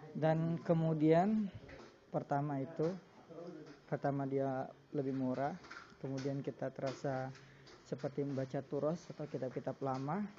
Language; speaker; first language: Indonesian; native; Indonesian